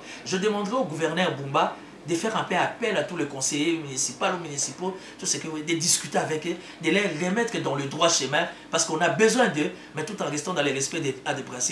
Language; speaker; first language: French; non-native, local second language; Lingala